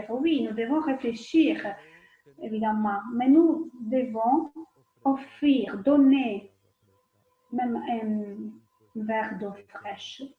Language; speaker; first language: French; non-native, fluent; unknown